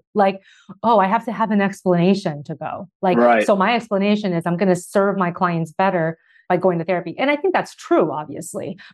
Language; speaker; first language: English; early bilingual, other home language; Chinese